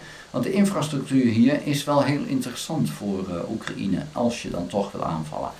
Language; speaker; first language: Dutch; native; Dutch